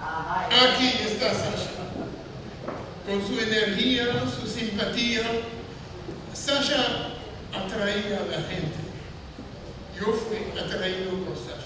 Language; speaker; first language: Spanish; non-native, fluent; French